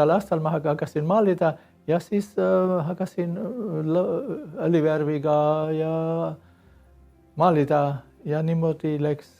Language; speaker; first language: Estonian; non-native, learner; Armenian